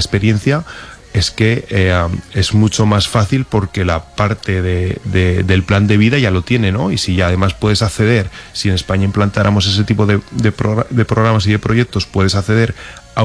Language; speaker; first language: Spanish; native; Spanish